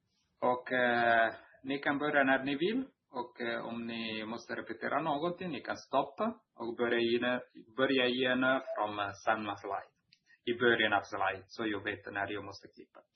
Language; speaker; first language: Swedish; non-native, learner; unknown